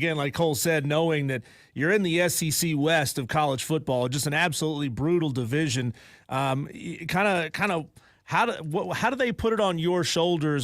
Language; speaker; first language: English; native; English